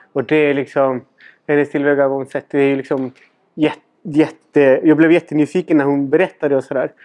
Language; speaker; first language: Swedish; non-native, fluent; Spanish